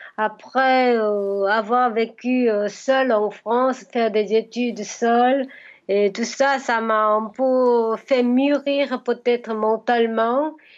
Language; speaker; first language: French; non-native, fluent; Korean